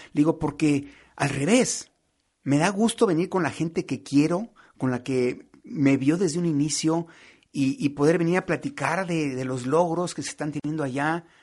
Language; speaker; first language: Spanish; native; Spanish